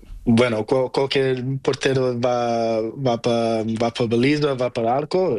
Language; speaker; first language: Spanish; non-native, learner; Portuguese